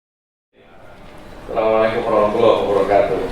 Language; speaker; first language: Indonesian; native; Indonesian